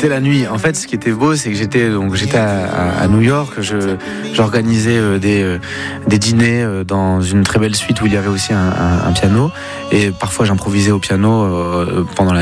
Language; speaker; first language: French; native; French